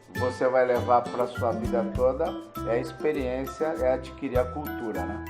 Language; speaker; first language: Portuguese; native; Portuguese